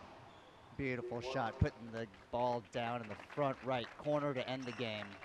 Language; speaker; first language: English; native; English